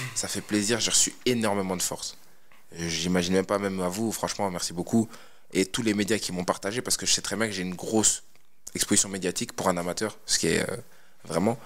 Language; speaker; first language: French; native; French